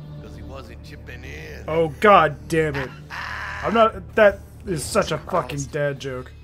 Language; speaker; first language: English; native; English